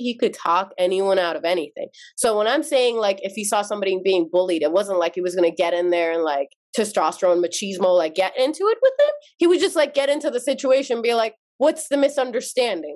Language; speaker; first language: English; early bilingual, other home language; Azerbaijani